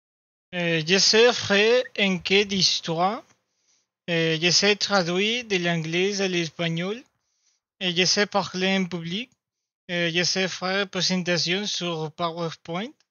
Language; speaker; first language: French; non-native, learner; Spanish